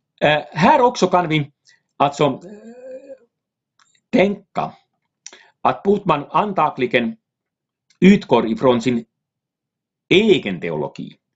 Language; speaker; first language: Swedish; non-native, local second language; Finnish